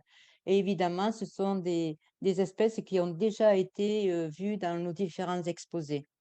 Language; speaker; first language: French; native; French